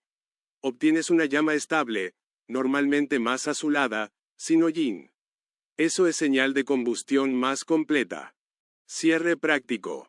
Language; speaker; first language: Spanish; native; Spanish